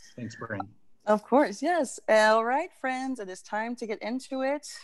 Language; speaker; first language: English; native; English